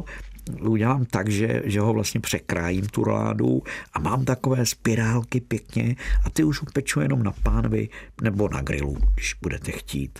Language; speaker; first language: Czech; native; Czech